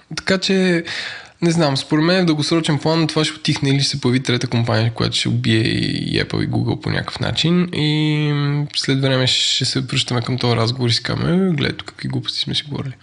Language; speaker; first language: Bulgarian; native; Bulgarian